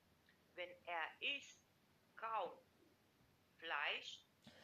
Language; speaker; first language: German; non-native, learner; Macedonian